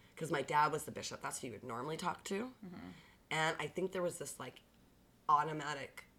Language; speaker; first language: English; native; English